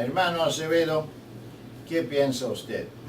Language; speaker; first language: Spanish; non-native, fluent; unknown